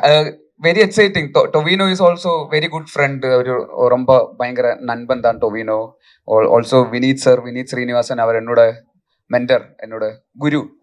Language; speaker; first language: Tamil; non-native, local second language; Malayalam